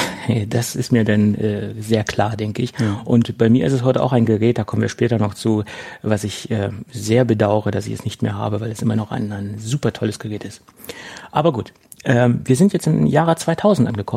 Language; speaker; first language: German; native; German